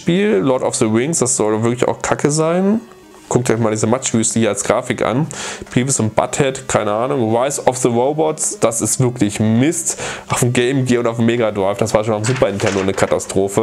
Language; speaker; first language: German; native; German